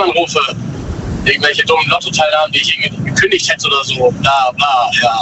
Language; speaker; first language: German; native; German